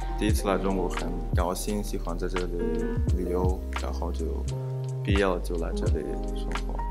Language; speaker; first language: Chinese; non-native, fluent; Russian